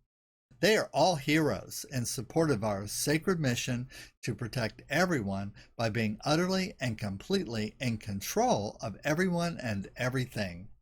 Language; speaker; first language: English; native; English